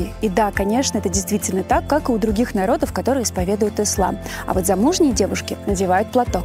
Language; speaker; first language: Russian; native; Russian